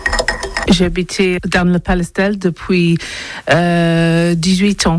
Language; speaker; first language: French; non-native, learner; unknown